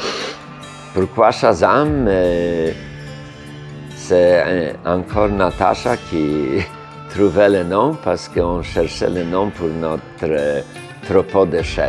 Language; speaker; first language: French; non-native, learner; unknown